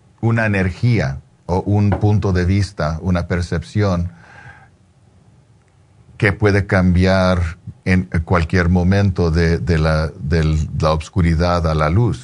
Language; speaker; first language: Spanish; early bilingual, heritage; Spanish